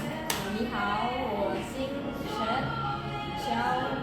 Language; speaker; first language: Chinese; non-native, learner; Indonesian